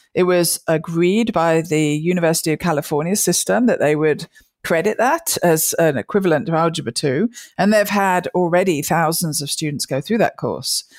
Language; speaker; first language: English; native; English